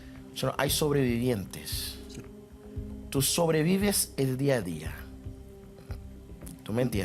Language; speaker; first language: Spanish; non-native, fluent; Haitian Creole